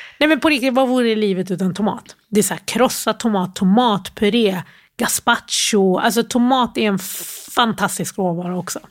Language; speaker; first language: Swedish; early bilingual, other home language; Arabic